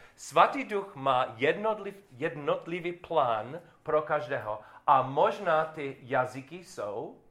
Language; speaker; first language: Czech; non-native, learner; English